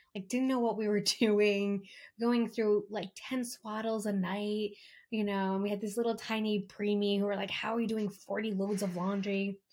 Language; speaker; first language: English; native; English